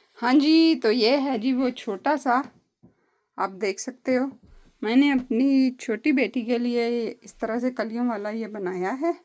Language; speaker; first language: Urdu; non-native, local second language; Punjabi